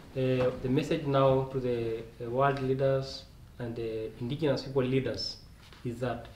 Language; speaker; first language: English; non-native, local second language; Masai